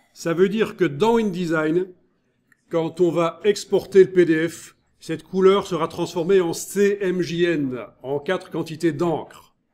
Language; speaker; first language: French; native; French